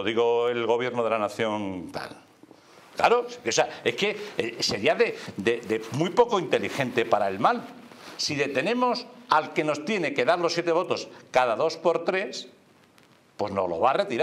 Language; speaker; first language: Spanish; native; Spanish